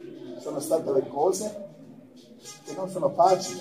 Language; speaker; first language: Italian; non-native, fluent; Croatian